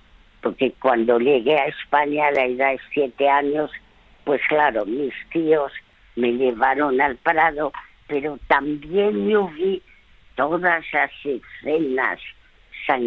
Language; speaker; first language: Spanish; early bilingual, other home language; French